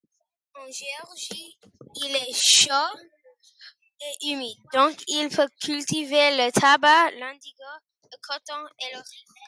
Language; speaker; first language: French; non-native, learner; English